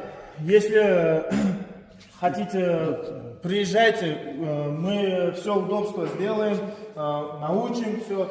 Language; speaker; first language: Russian; non-native, fluent; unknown